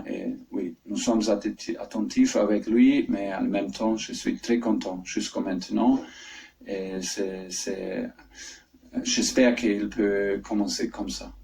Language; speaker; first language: French; non-native, fluent; German